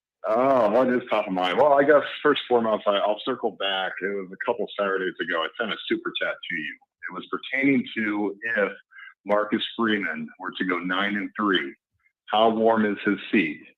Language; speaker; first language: English; native; English